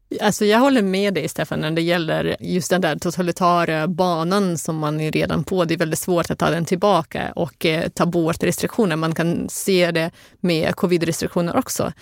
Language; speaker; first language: Swedish; non-native, fluent; Russian